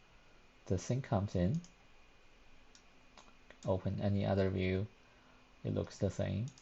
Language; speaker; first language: English; non-native, fluent; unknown